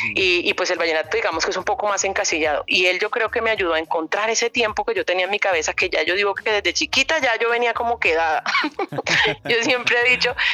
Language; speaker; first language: Spanish; native; Spanish